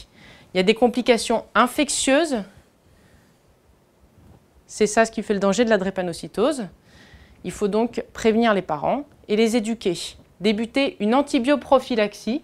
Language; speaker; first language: French; native; French